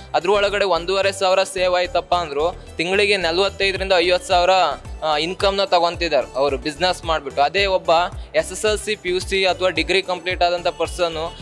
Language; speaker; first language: Kannada; native; Kannada